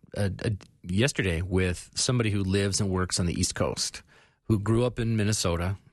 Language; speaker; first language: English; native; English